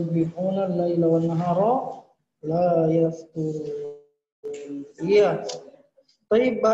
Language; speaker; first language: Arabic; non-native, fluent; Indonesian